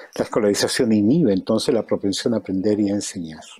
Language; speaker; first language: Spanish; native; Spanish